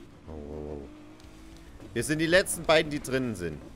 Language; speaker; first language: German; native; German